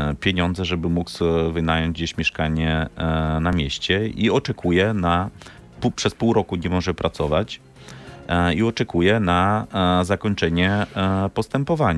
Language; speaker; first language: Polish; non-native, fluent; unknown